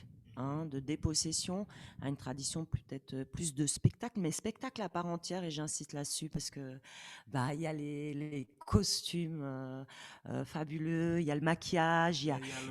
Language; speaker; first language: French; native; French